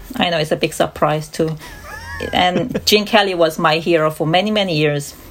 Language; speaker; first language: English; non-native, fluent; Korean